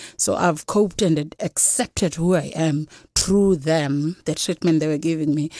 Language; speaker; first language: English; non-native, local second language; Xhosa